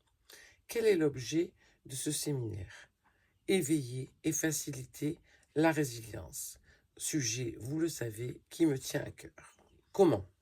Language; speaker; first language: French; native; French